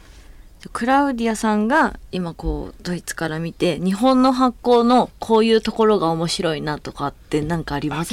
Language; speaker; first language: Japanese; native; Japanese